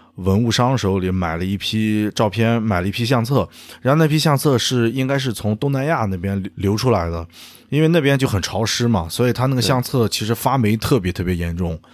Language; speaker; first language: Chinese; native; Chinese